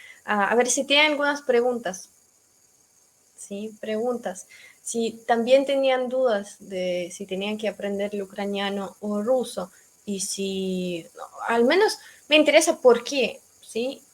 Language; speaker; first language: Spanish; non-native, fluent; Russian